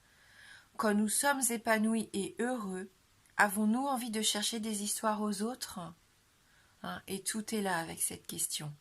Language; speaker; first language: French; native; French